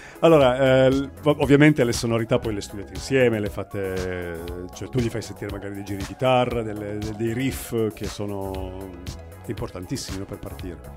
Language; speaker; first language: Italian; native; Italian